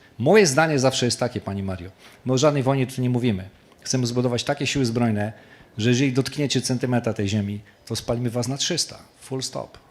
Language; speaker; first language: Polish; native; Polish